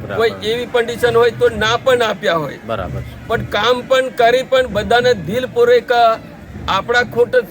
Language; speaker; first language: Gujarati; non-native, local second language; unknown